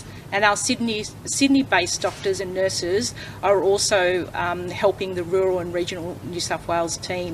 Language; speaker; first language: English; native; English